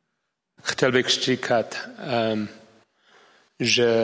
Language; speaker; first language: Czech; non-native, learner; English